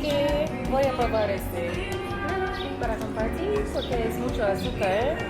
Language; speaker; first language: Spanish; early bilingual, heritage; Spanish